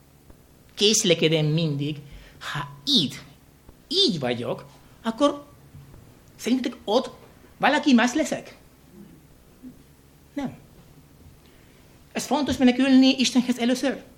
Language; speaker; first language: Hungarian; non-native, fluent; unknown